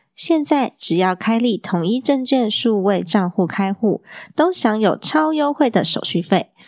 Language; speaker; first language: Chinese; native; Chinese